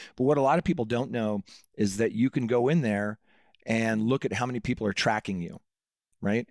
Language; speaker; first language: English; native; English